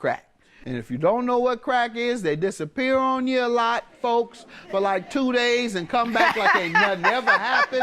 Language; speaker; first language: English; native; English